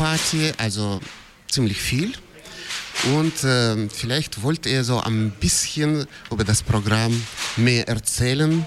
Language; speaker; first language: German; non-native, fluent; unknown